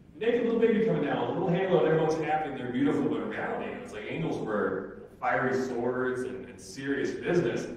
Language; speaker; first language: English; native; English